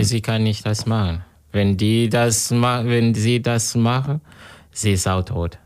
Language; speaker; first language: German; non-native, learner; Kinyarwanda